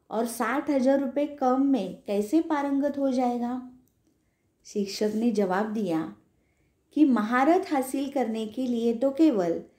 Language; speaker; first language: Hindi; non-native, local second language; Marathi